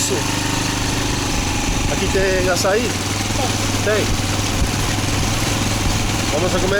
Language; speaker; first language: Portuguese; non-native, learner; English